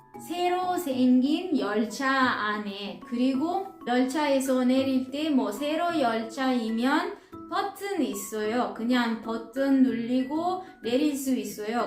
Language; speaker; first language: Korean; non-native, fluent; Italian